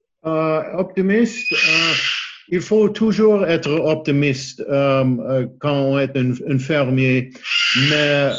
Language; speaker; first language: French; non-native, learner; English